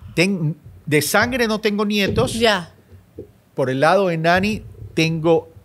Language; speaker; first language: Spanish; native; Spanish